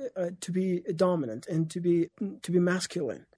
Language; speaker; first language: English; non-native, fluent; Persian